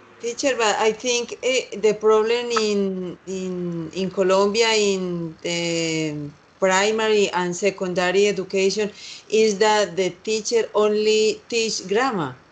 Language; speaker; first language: English; non-native, learner; Spanish